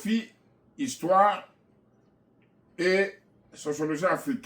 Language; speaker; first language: French; non-native, local second language; Kongo